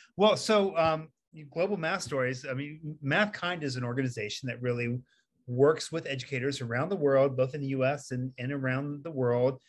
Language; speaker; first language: English; native; English